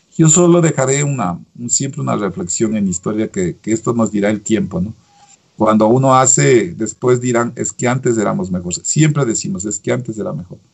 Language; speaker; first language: Spanish; native; Spanish